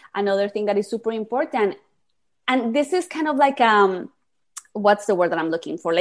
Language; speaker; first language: English; non-native, fluent; Spanish